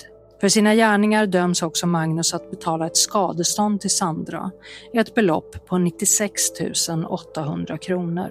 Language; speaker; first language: Swedish; native; Swedish